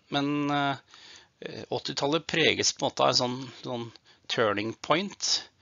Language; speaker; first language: Norwegian; native; Norwegian